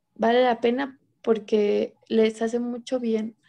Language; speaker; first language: Spanish; native; Spanish